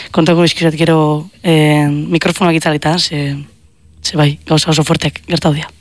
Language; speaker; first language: Basque; native; Basque